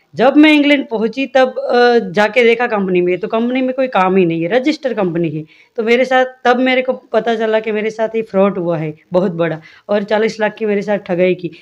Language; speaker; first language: Hindi; non-native, local second language; Gujarati